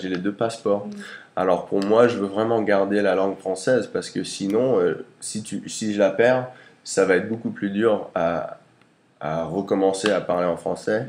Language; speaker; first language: French; early bilingual, heritage; English